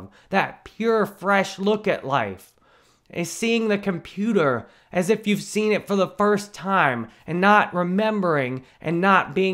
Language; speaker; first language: English; native; English